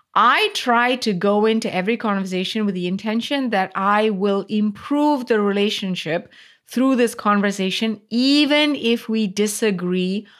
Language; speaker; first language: English; non-native, local second language; Tamil